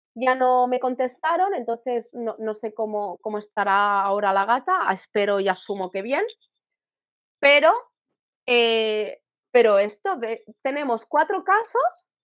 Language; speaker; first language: Spanish; native; Spanish